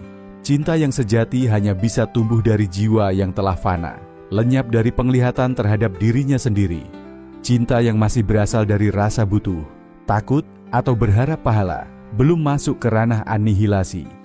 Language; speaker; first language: Indonesian; native; Indonesian